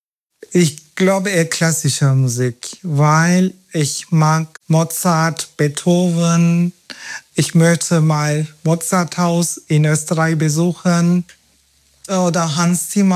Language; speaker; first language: German; non-native, fluent; Turkish